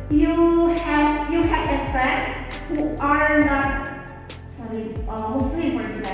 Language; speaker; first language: English; non-native, fluent; Indonesian